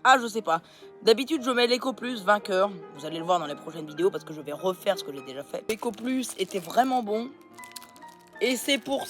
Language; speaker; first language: French; native; French